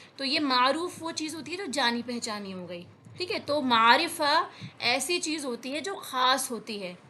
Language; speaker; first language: Urdu; native; Urdu